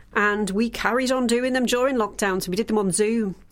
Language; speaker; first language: English; native; English